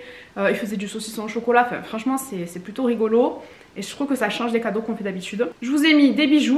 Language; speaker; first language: French; native; French